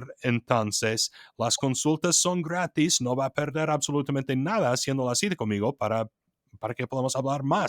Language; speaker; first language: Spanish; non-native, fluent; English